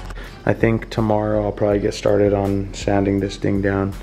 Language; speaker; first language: English; native; English